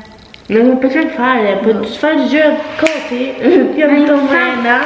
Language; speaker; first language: Albanian; early bilingual, heritage; Albanian